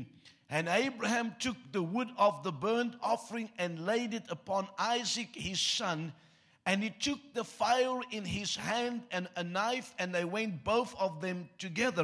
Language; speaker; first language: English; non-native, local second language; Afrikaans